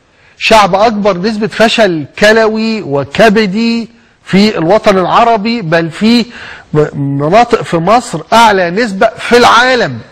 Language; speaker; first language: Arabic; native; Arabic